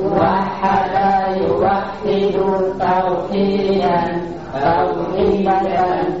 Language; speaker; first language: Arabic; non-native, learner; Indonesian